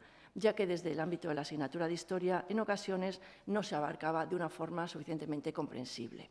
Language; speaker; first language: Spanish; native; Spanish